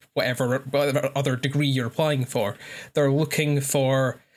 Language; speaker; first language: English; native; English